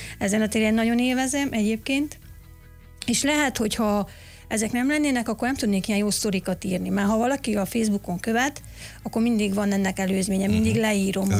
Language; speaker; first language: Hungarian; native; Hungarian